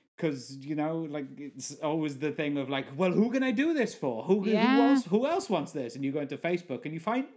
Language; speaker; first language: English; native; English